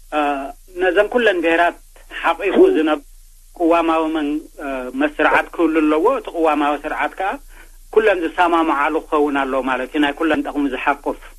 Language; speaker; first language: Tigrinya; native; Tigrinya